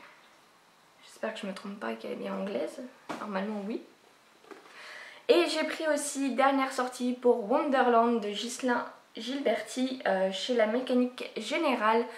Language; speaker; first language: French; native; French